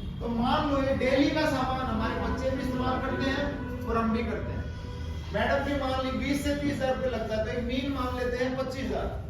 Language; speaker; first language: Hindi; native; Hindi